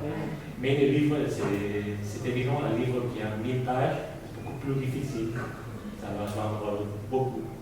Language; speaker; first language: French; non-native, fluent; Spanish